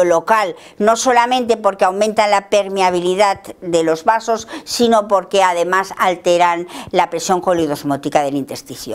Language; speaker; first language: Spanish; native; Spanish